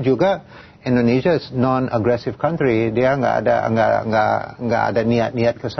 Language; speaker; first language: Indonesian; non-native, fluent; English